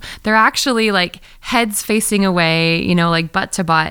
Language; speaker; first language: English; native; English